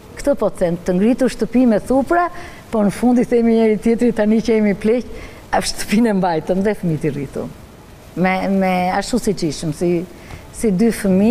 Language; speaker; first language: Albanian; native; Albanian